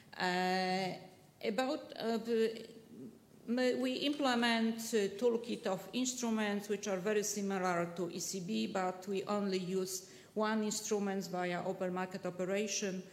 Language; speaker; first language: English; non-native, fluent; Polish